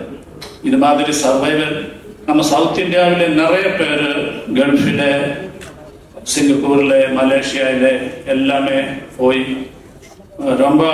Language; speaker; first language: Tamil; non-native, learner; Malayalam